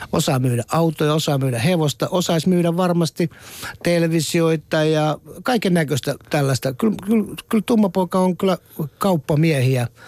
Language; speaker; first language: Finnish; native; Finnish